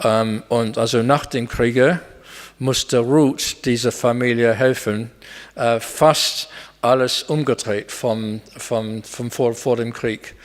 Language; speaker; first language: German; non-native, fluent; English